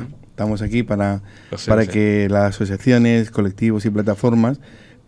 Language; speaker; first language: Spanish; native; Spanish